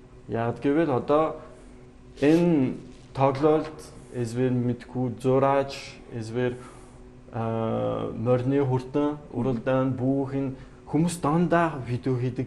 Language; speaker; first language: Mongolian; non-native, learner; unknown